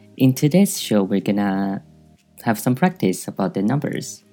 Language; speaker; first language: English; non-native, fluent; Chinese